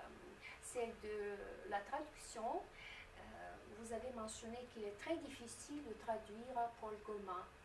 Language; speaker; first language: French; non-native, fluent; Romanian